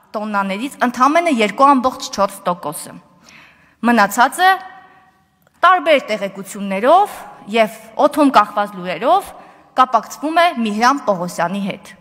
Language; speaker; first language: Armenian; native; Armenian